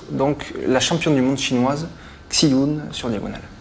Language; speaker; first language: French; native; French